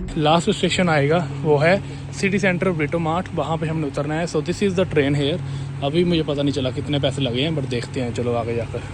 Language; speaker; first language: Hindi; native; Hindi